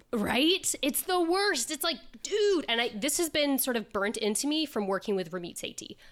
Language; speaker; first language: English; native; English